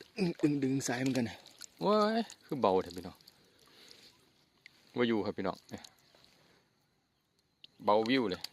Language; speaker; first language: Thai; non-native, local second language; Northeastern Thai